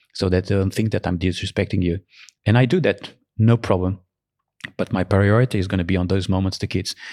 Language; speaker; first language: English; early bilingual, other home language; Portuguese